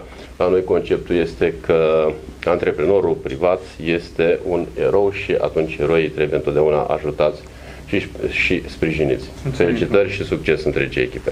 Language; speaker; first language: Romanian; native; Romanian